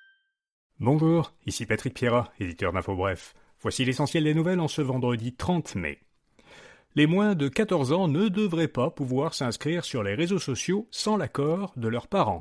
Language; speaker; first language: French; native; French